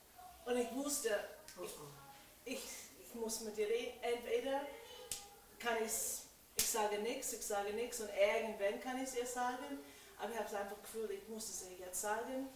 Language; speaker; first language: German; non-native, fluent; English